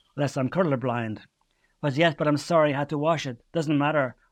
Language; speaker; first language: English; native; English